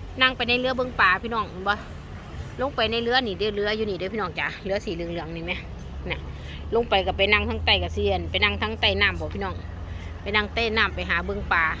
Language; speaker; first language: Thai; non-native, local second language; Lao